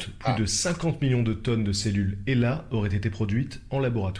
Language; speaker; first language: French; native; French